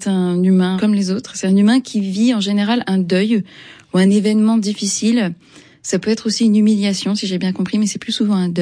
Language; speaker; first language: French; native; French